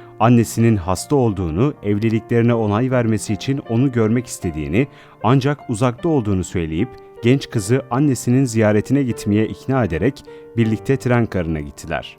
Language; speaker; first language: Turkish; native; Turkish